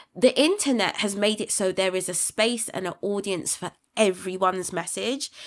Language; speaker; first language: English; native; English